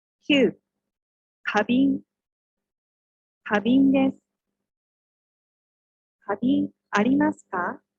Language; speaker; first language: Japanese; non-native, learner; Indonesian